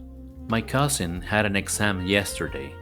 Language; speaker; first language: English; non-native, fluent; Spanish